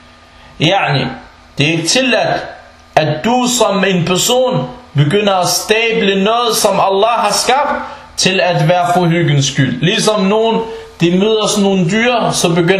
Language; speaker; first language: Danish; non-native, fluent; Arabic